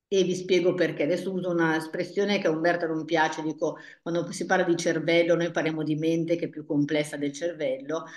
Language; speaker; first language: Italian; native; Italian